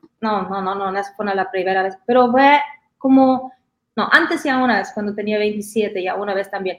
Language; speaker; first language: Spanish; non-native, fluent; German